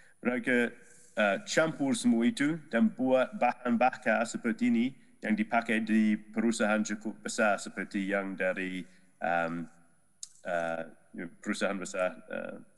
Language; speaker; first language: Indonesian; non-native, learner; Dutch